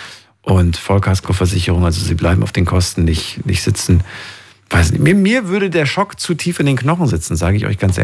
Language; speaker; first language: German; native; German